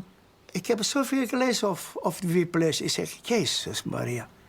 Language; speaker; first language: Dutch; non-native, learner; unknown